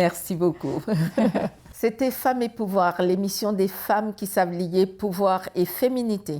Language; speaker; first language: French; native; French